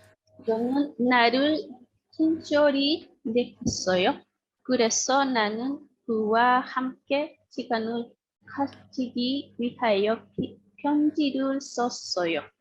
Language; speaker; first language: Korean; non-native, learner; Spanish